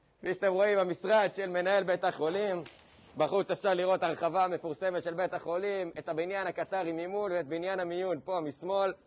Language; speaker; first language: Hebrew; native; Hebrew